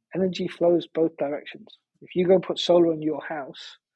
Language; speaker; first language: English; native; English